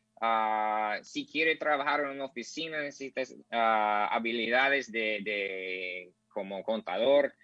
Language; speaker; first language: Spanish; non-native, learner; English